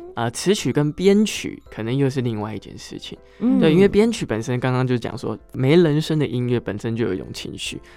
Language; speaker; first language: Chinese; non-native, local second language; Hakka Chinese